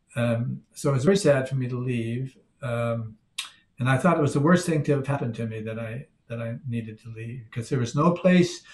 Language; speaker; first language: English; native; English